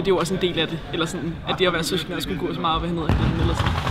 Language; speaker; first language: Danish; native; Danish